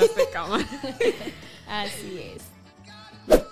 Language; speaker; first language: Spanish; native; Spanish